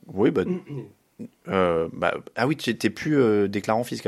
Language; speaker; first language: French; native; French